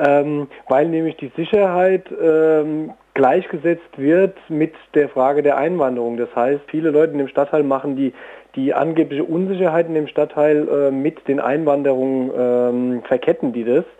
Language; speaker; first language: German; native; German